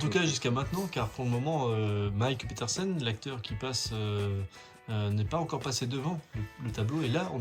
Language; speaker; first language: French; native; French